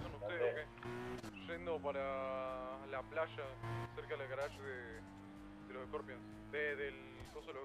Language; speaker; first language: Spanish; native; Spanish